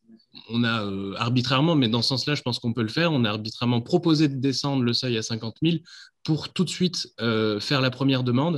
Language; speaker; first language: French; native; French